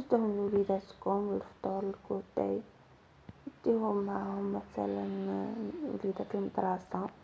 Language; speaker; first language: Arabic; native; Arabic